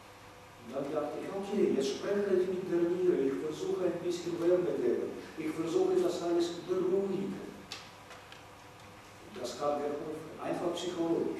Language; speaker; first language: German; non-native, fluent; Russian